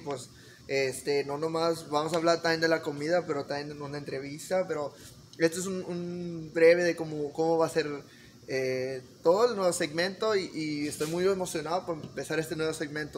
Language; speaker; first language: Spanish; early bilingual, heritage; Spanish